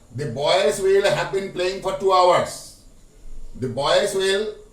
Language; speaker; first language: English; non-native, local second language; Bangla